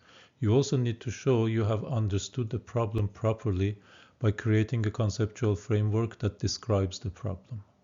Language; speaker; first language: English; non-native, fluent; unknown